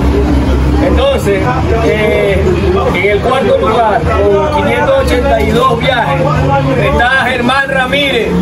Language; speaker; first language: Spanish; native; Spanish